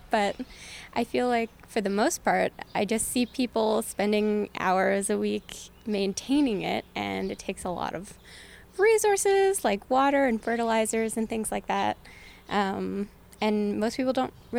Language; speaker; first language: English; native; English